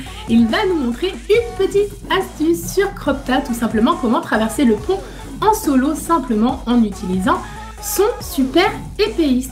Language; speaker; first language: French; native; French